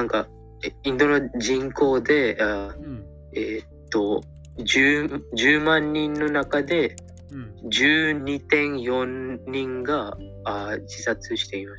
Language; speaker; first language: Japanese; non-native, fluent; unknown